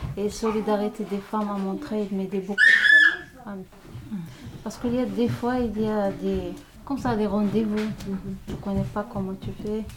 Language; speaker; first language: French; non-native, learner; Arabic